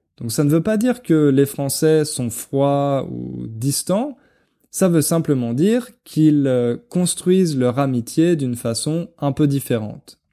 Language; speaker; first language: French; native; French